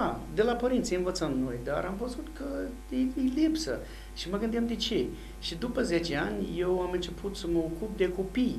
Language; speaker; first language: Romanian; non-native, fluent; English